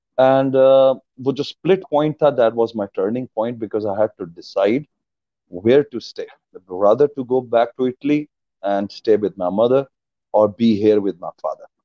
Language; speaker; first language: Urdu; native; Urdu